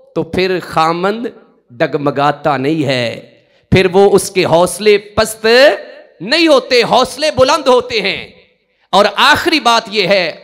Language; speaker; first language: Urdu; non-native, local second language; Punjabi